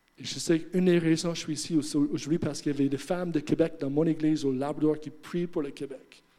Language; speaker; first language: French; non-native, fluent; English